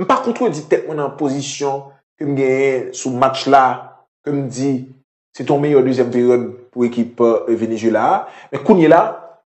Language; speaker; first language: French; non-native, local second language; Haitian Creole